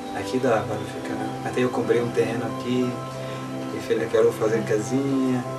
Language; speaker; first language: Portuguese; non-native, learner; Arabic